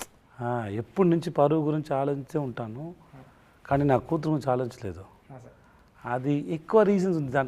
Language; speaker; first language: Telugu; non-native, local second language; Tamil